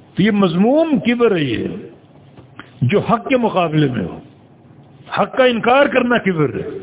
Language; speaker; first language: Urdu; native; Urdu